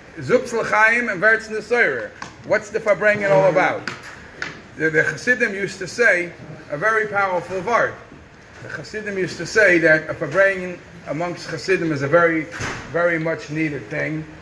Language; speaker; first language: English; native; English